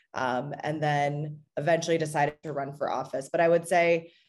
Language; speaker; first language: English; native; English